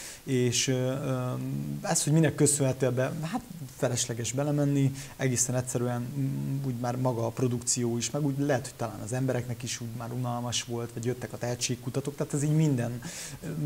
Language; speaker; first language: Hungarian; native; Hungarian